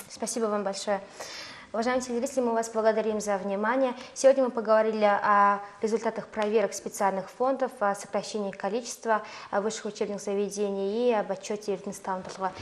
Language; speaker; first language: Russian; non-native, fluent; Mongolian